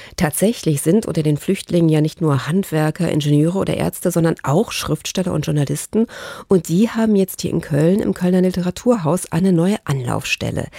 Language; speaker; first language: German; native; German